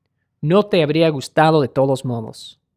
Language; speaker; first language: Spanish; non-native, learner; English